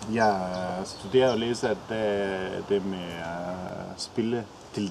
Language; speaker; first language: Danish; non-native, fluent; Spanish